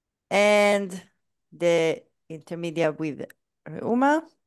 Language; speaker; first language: English; non-native, fluent; Hebrew